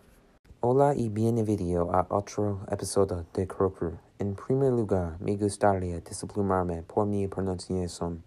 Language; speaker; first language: Spanish; non-native, learner; English